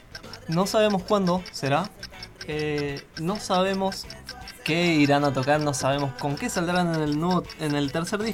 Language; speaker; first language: Spanish; native; Spanish